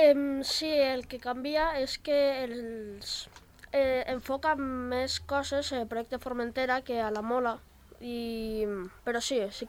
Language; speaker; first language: Catalan; non-native, local second language; Spanish